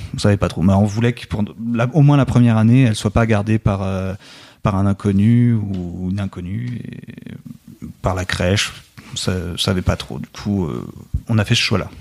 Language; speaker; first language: French; native; French